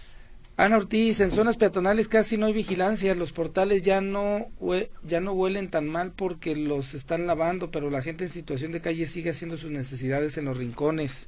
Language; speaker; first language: Spanish; native; Spanish